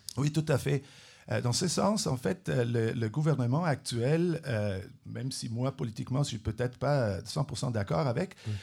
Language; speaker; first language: French; non-native, fluent; German